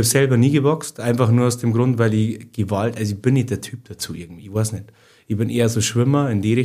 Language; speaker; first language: German; native; German